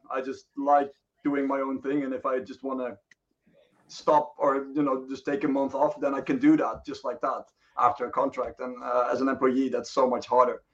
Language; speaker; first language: English; non-native, fluent; Dutch